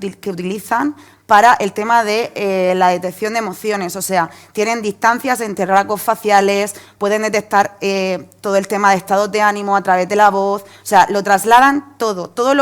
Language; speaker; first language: Spanish; native; Spanish